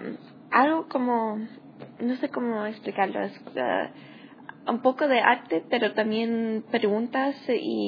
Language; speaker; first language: Spanish; non-native, learner; English